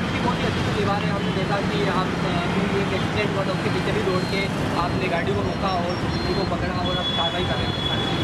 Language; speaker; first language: Hindi; native; Hindi